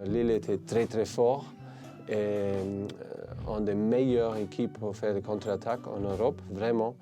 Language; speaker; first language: French; non-native, fluent; German